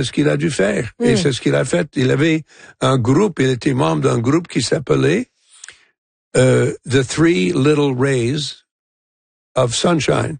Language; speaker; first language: French; non-native, local second language; English